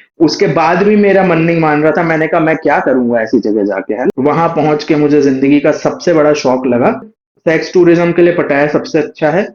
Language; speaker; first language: Hindi; native; Hindi